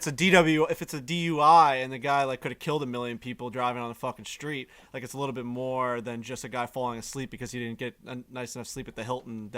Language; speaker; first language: English; native; English